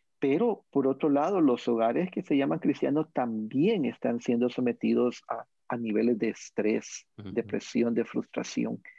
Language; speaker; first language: Spanish; native; Spanish